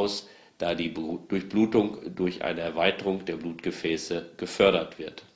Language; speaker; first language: German; native; German